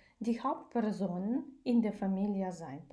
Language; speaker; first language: German; non-native, fluent; Ukrainian